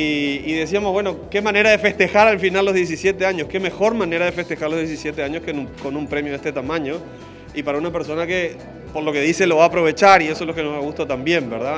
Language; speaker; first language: Spanish; native; Spanish